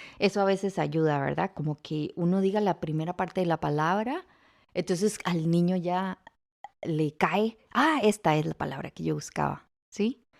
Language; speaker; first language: Spanish; native; Spanish